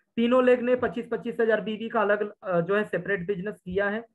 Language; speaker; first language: Hindi; native; Hindi